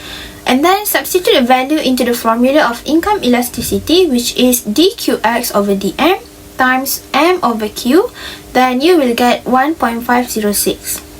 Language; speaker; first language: English; non-native, local second language; Malay